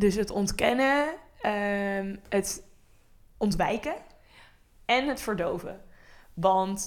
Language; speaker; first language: Dutch; native; Dutch